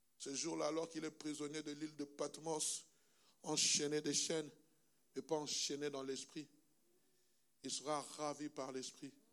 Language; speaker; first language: French; non-native, local second language; Luba-Lulua